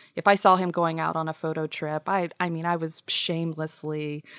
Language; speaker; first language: English; native; English